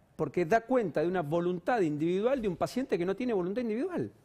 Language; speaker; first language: Spanish; native; Spanish